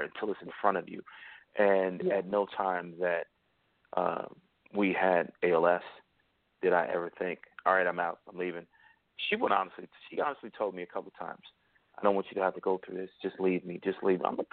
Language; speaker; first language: English; native; English